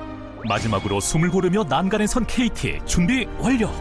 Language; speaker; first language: Korean; native; Korean